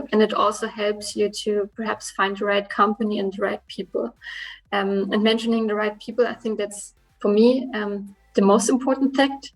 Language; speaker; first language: English; non-native, fluent; German